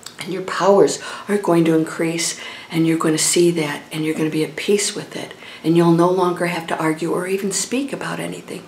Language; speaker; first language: English; native; English